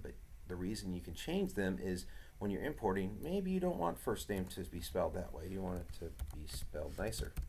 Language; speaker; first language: English; native; English